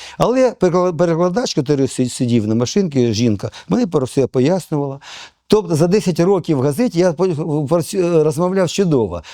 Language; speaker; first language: Ukrainian; non-native, local second language; Russian